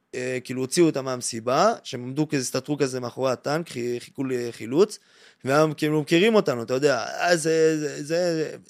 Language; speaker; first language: Hebrew; native; Hebrew